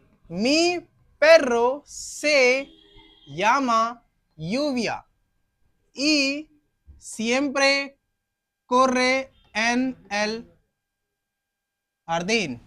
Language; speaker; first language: Spanish; non-native, fluent; Hindi